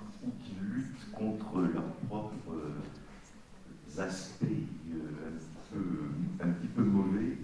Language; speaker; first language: French; native; French